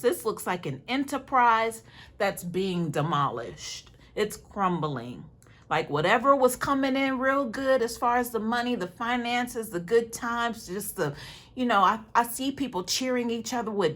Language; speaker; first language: English; native; English